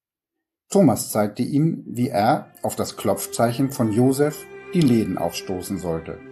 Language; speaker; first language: German; native; German